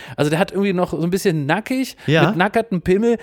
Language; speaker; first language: German; native; German